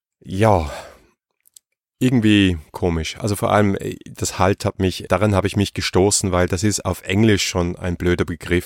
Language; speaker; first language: German; native; German